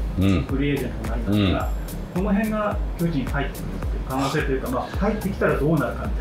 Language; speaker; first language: Japanese; native; Japanese